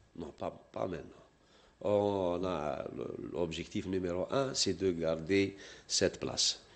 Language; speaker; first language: French; non-native, local second language; Arabic